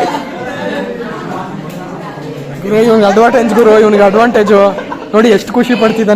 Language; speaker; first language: Kannada; native; Kannada